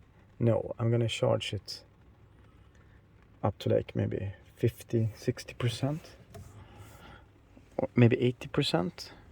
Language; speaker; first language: English; non-native, fluent; Swedish